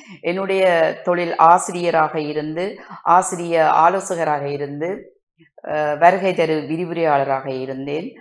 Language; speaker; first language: Tamil; native; Tamil